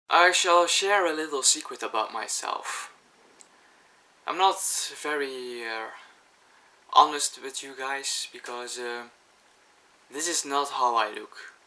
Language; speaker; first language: English; non-native, fluent; Dutch